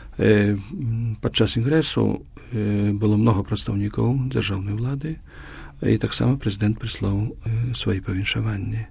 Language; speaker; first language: Belarusian; native; Belarusian